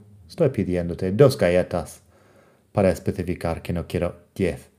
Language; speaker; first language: Spanish; non-native, fluent; English